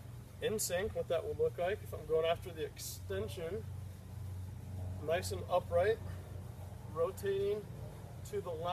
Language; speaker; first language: English; native; English